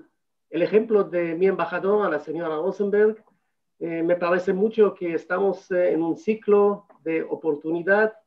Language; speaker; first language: Spanish; non-native, fluent; Hebrew